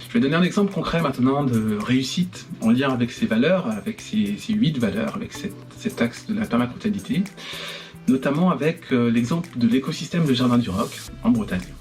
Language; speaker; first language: French; native; French